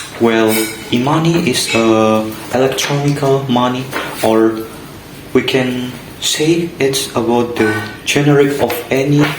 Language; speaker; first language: English; non-native, learner; Indonesian